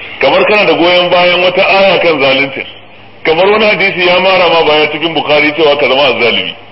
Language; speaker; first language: Hausa; native; Hausa